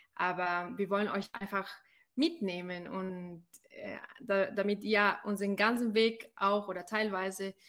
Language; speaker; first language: German; non-native, fluent; Spanish